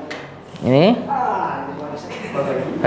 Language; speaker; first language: Indonesian; native; Indonesian